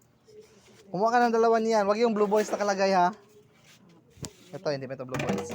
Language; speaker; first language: Filipino; non-native, local second language; Cebuano